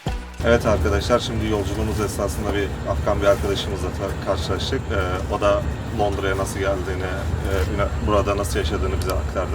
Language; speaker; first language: Turkish; native; Turkish